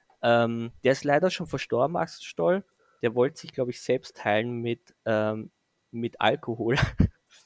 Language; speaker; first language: German; native; German